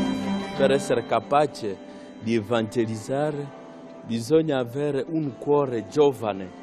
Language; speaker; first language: Italian; non-native, fluent; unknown